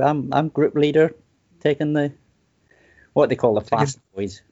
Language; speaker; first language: English; native; English